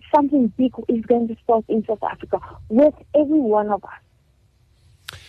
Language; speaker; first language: English; non-native, local second language; Afrikaans